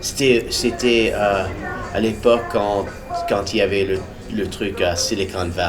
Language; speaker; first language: French; early bilingual, heritage; English